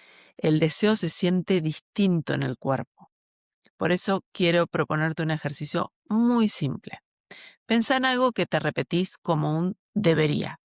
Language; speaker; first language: Spanish; native; Spanish